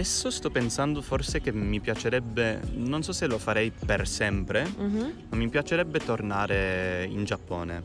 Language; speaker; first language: Italian; non-native, fluent; English